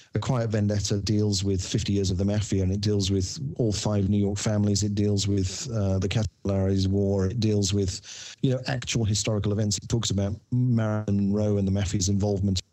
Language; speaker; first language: English; native; English